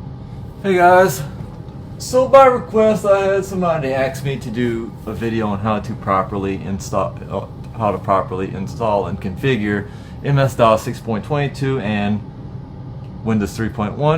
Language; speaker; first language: English; native; English